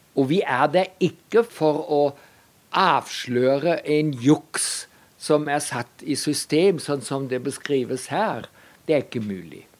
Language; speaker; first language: Norwegian; non-native, fluent; German